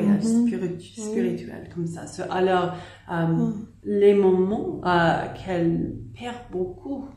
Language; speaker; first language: French; non-native, learner; English